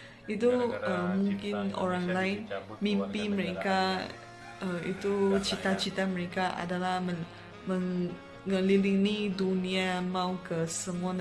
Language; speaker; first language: Indonesian; non-native, fluent; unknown